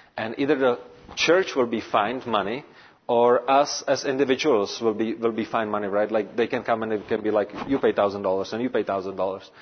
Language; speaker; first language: English; non-native, fluent; Czech